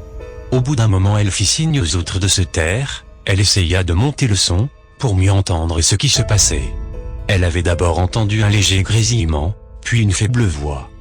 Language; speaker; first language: French; native; French